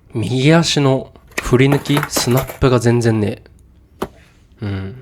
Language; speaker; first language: Japanese; native; Japanese